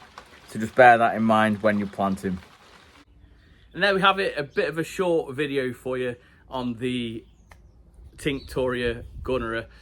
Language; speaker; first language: English; native; English